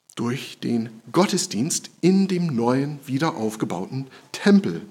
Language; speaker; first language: German; non-native, fluent; English